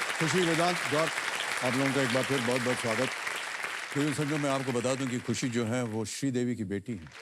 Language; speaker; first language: Hindi; native; Hindi